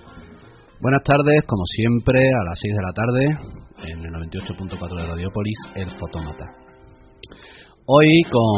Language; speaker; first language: Spanish; native; Spanish